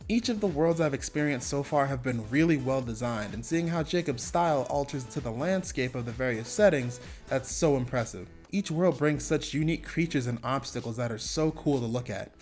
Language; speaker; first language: English; native; English